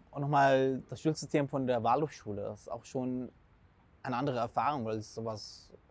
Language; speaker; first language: German; non-native, fluent; Arabic